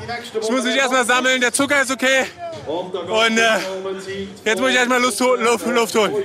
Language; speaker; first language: German; native; German